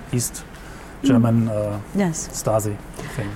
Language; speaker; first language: English; non-native, fluent; German